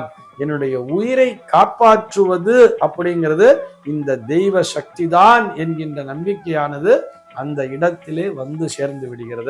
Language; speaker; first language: Tamil; native; Tamil